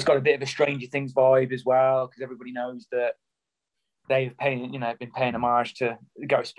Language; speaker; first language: English; native; English